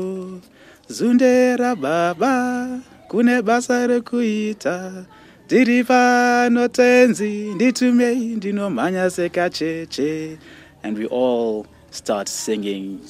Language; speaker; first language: English; non-native, local second language; Shona